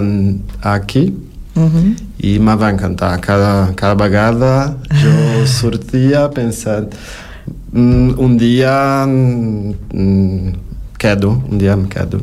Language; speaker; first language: Catalan; non-native, learner; Portuguese